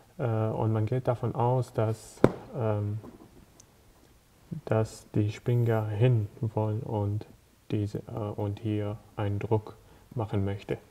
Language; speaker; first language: German; non-native, learner; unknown